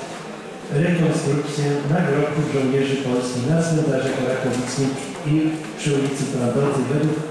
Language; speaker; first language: Polish; native; Polish